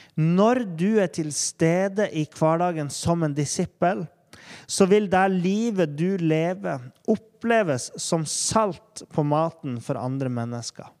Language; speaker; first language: Norwegian; native; Norwegian